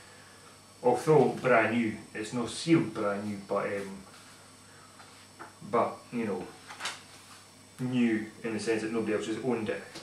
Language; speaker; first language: English; native; English